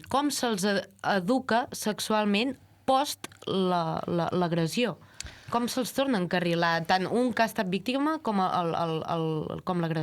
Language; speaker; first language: Catalan; native; Catalan